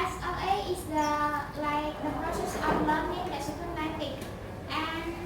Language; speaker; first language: English; non-native, learner; Khmer